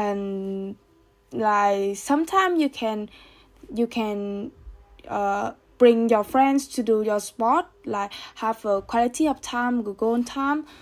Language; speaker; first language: English; non-native, learner; Vietnamese